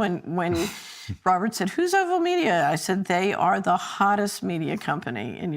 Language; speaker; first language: English; native; English